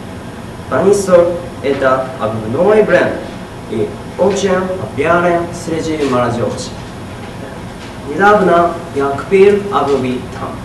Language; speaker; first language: Russian; non-native, learner; Japanese